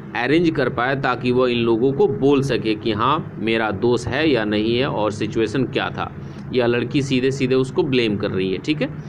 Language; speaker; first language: Hindi; native; Hindi